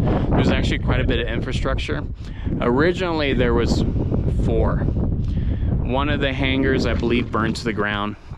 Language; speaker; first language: English; native; English